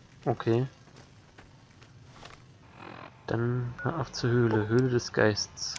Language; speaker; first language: German; native; German